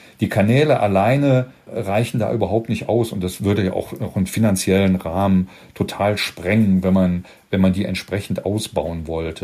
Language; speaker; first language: German; native; German